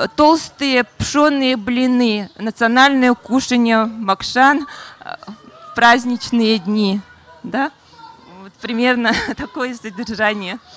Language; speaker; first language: Russian; non-native, local second language; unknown